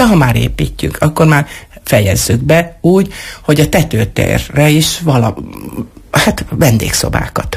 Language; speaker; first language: Hungarian; native; Hungarian